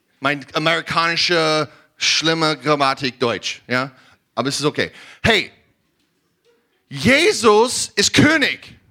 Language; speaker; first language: German; non-native, learner; English